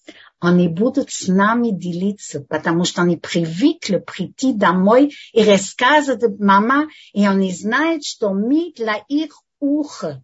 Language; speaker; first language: Russian; non-native, fluent; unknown